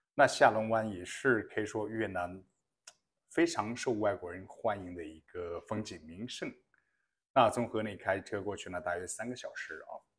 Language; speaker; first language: Chinese; native; Chinese